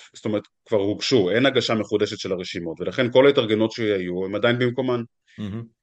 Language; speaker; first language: Hebrew; native; Hebrew